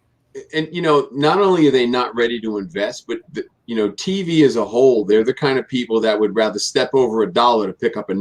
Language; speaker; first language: English; native; English